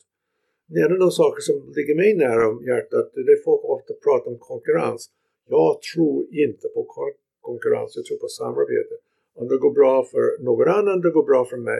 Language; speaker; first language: Swedish; non-native, fluent; English